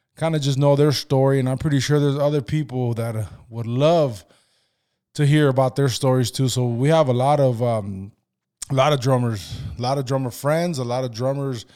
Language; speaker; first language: English; early bilingual, other home language; Spanish